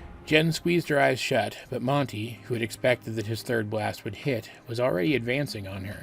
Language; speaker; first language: English; native; English